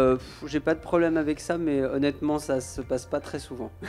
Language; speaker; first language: French; native; French